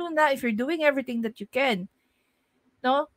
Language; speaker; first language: English; non-native, local second language; Filipino